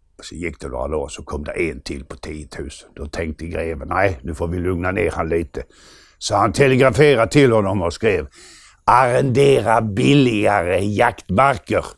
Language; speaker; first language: Swedish; native; Swedish